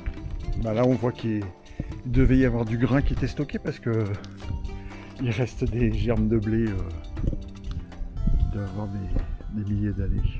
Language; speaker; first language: French; native; French